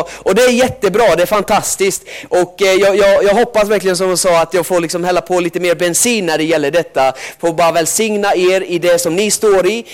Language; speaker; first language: Swedish; early bilingual, other home language; Finnish